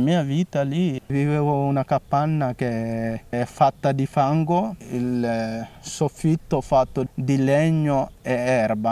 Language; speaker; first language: Italian; non-native, fluent; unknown